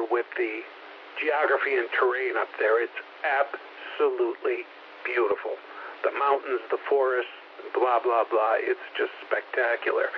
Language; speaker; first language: English; native; English